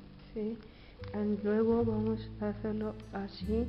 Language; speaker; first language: Spanish; non-native, learner; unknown